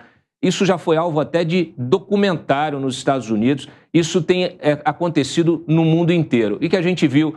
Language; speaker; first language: Portuguese; native; Portuguese